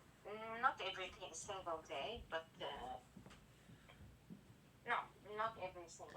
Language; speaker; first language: English; non-native, fluent; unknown